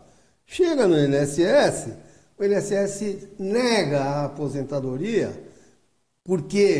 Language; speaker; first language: Portuguese; native; Portuguese